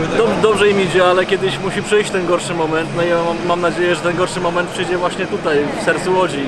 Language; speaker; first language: Polish; native; Polish